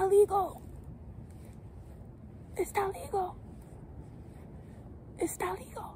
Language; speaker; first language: Portuguese; non-native, learner; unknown